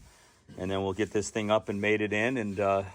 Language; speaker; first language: English; native; English